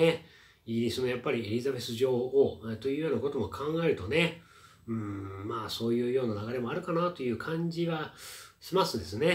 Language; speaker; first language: Japanese; native; Japanese